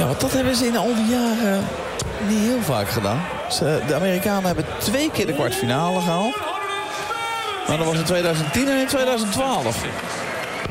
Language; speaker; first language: Dutch; native; Dutch